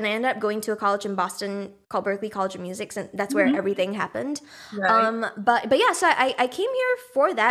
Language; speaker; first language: English; native; English